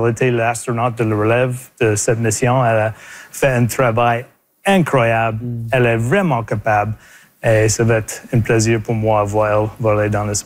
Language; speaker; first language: French; non-native, local second language; English